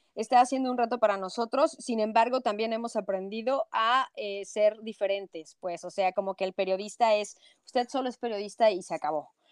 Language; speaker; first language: Spanish; native; Spanish